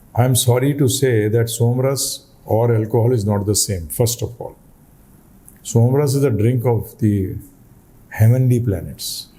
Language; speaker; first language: English; non-native, local second language; Hindi